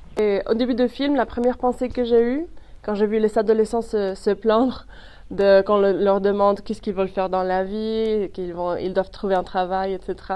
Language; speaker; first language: French; non-native, fluent; Spanish